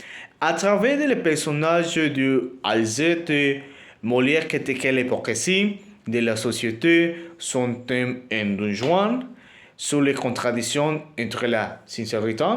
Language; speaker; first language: French; non-native, learner; Spanish